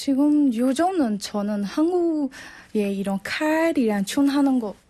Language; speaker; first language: Korean; non-native, learner; Burmese